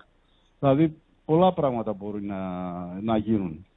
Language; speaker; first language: Greek; native; Greek